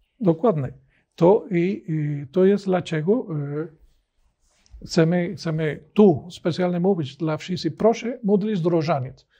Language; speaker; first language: Polish; non-native, learner; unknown